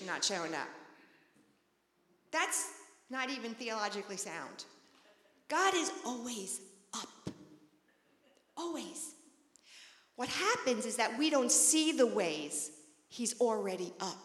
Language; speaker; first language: English; native; English